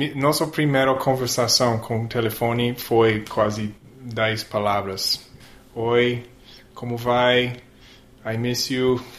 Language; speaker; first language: Portuguese; non-native, learner; English